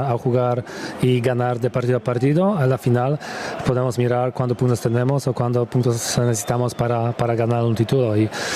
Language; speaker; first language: Spanish; non-native, fluent; Polish